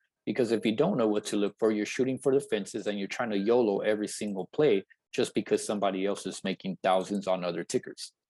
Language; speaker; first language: English; native; English